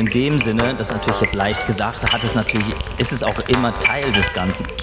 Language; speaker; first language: German; native; German